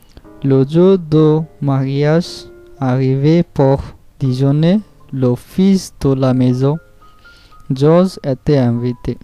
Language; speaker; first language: French; non-native, learner; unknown